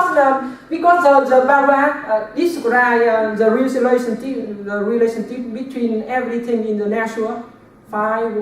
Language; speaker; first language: English; non-native, learner; Vietnamese